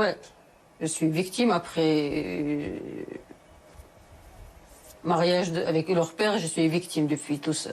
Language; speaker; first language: French; non-native, learner; Chechen